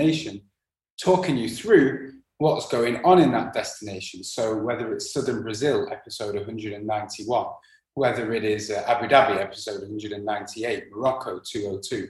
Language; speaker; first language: English; native; English